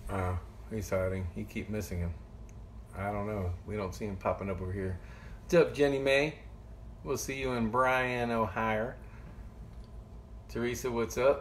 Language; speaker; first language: English; native; English